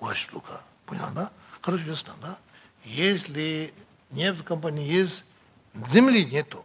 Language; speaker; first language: Russian; non-native, learner; Tibetan